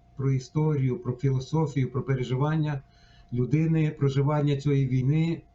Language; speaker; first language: Ukrainian; native; Ukrainian